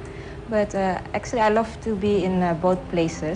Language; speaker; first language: English; early bilingual, other home language; Dutch